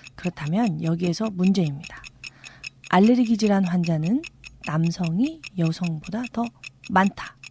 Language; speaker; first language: Korean; native; Korean